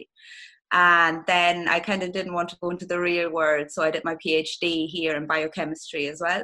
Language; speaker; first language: English; non-native, fluent; German